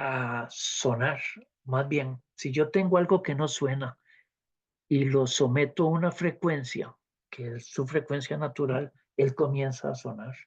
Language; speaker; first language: Spanish; native; Spanish